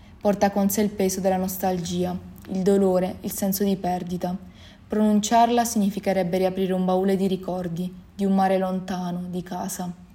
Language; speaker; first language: Italian; early bilingual, other home language; Albanian